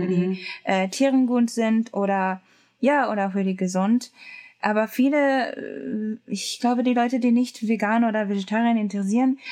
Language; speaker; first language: German; non-native, learner; Japanese